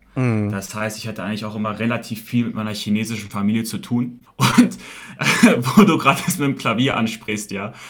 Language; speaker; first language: German; early bilingual, heritage; Chinese